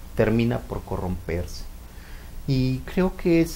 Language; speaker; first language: Spanish; native; Spanish